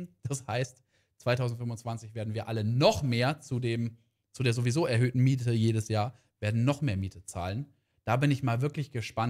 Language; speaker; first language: German; native; German